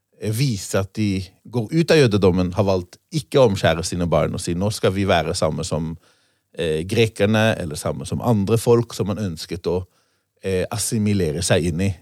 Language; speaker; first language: Norwegian; non-native, fluent; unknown